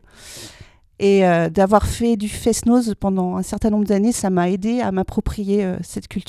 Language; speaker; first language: French; native; French